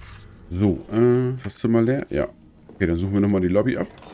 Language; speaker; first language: German; native; German